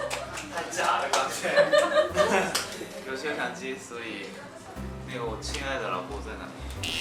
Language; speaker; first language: Chinese; non-native, fluent; Japanese